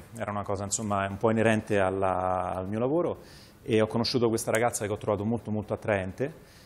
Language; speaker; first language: Italian; native; Italian